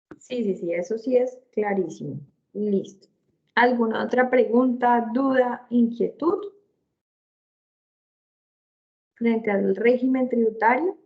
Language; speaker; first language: Spanish; native; Spanish